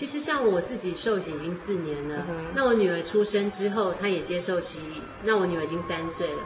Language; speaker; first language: Chinese; native; Chinese